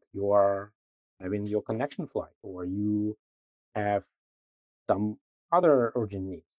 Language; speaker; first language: English; non-native, fluent; Russian